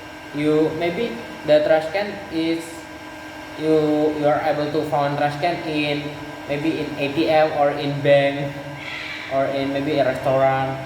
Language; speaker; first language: English; non-native, learner; Indonesian